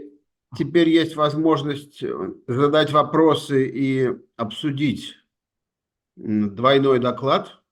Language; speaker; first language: Russian; native; Russian